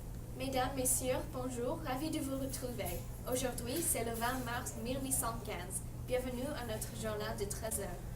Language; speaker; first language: French; non-native, fluent; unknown